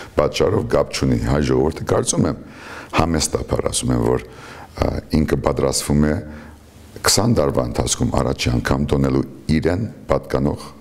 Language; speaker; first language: Armenian; early bilingual, heritage; Armenian